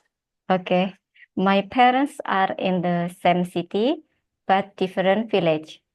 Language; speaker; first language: English; non-native, learner; Indonesian